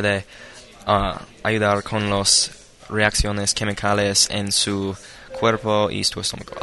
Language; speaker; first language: Spanish; non-native, learner; English